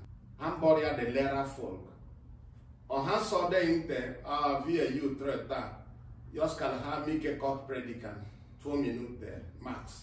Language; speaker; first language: Swedish; non-native, fluent; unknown